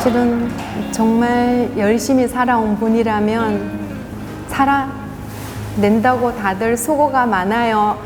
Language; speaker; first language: Korean; native; Korean